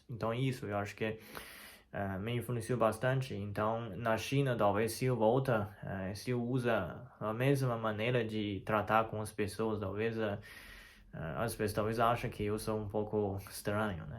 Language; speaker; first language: Portuguese; non-native, fluent; Chinese